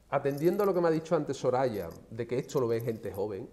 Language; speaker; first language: Spanish; native; Spanish